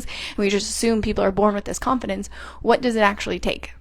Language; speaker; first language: English; native; English